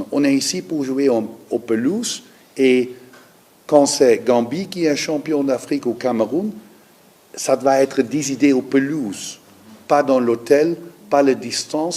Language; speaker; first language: French; non-native, learner; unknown